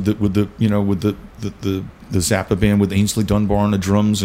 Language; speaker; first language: English; native; English